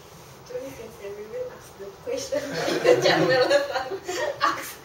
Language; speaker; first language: English; non-native, learner; Indonesian